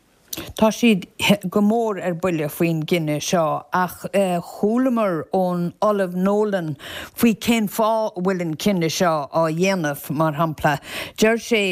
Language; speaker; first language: Irish; native; Irish